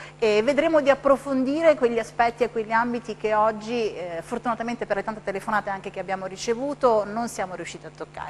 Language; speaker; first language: Italian; native; Italian